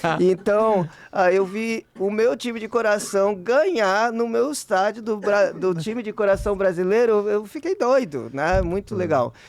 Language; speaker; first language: Portuguese; early bilingual, heritage; Portuguese